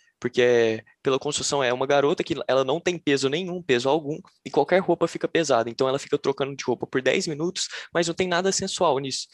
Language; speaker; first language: Portuguese; native; Portuguese